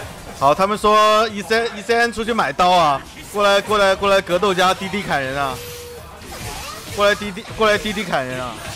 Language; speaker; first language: Chinese; native; Chinese